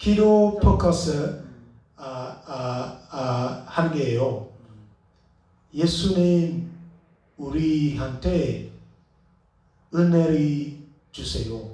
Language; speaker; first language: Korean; non-native, learner; English